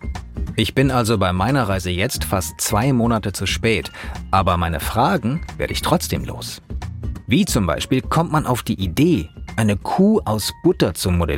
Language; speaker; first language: German; native; German